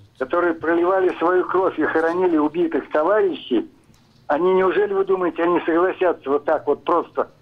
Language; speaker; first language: Russian; native; Russian